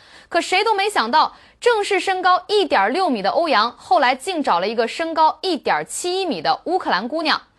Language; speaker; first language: Chinese; native; Chinese